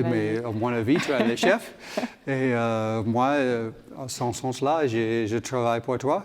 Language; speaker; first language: French; non-native, learner; English